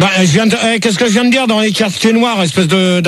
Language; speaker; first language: French; native; French